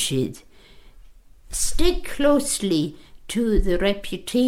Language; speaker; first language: English; non-native, local second language; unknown